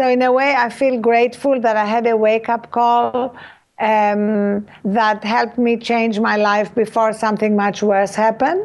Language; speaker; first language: English; non-native, fluent; Greek